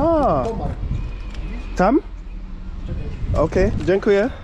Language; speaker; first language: Polish; non-native, learner; English